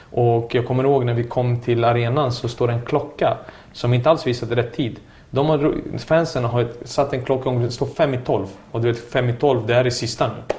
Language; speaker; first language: Swedish; early bilingual, other home language; Serbian